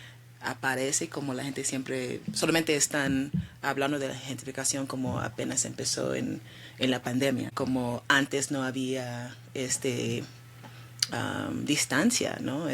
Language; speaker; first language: Spanish; early bilingual, heritage; Spanish